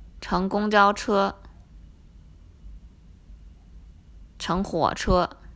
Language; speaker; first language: Chinese; non-native, learner; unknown